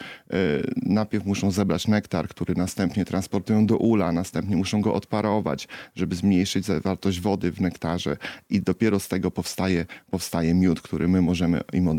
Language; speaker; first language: Polish; native; Polish